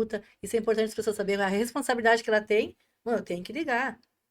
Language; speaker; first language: Portuguese; native; Portuguese